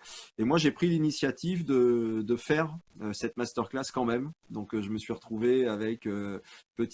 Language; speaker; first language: French; native; French